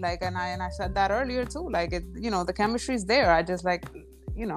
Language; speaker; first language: English; early bilingual, other home language; Spanish